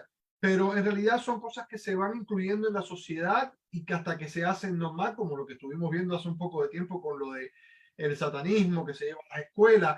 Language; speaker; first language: Spanish; native; Spanish